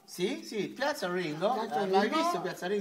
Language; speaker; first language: Italian; native; Italian